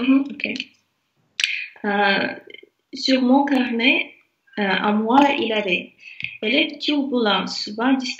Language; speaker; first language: French; non-native, learner; Russian